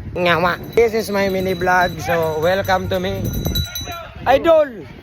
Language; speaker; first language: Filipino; non-native, local second language; Chavacano